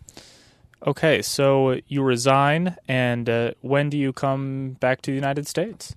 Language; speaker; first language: English; native; English